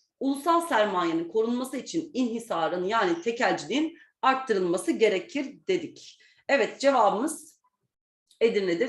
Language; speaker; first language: Turkish; native; Turkish